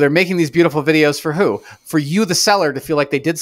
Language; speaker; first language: English; native; English